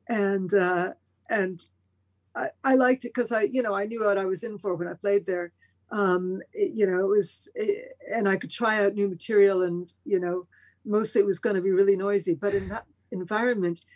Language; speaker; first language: English; early bilingual, other home language; Spanish